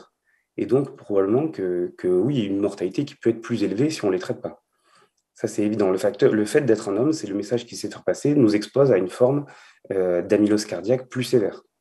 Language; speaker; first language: French; native; French